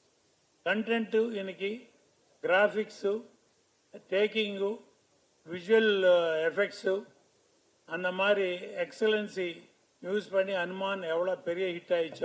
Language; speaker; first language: Tamil; non-native, learner; Telugu